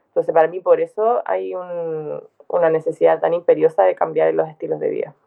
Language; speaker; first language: Spanish; native; Spanish